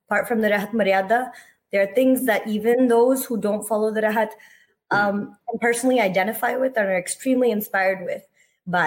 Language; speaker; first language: English; native; English